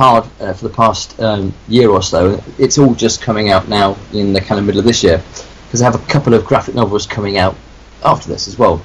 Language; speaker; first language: English; native; English